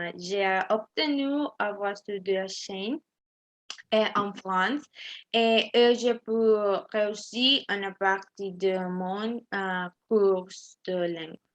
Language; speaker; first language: French; non-native, learner; Spanish